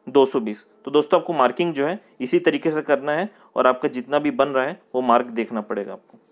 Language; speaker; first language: Hindi; native; Hindi